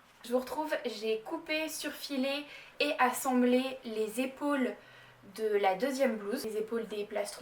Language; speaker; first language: French; native; French